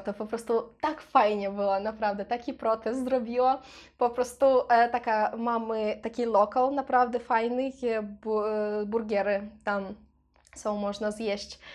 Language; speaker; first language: Polish; non-native, learner; Russian